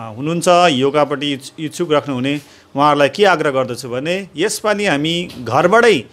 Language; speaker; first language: Nepali; native; Nepali